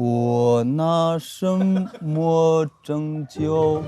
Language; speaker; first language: Chinese; native; Chinese